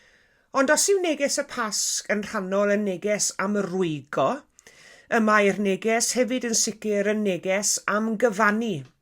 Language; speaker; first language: Welsh; native; Welsh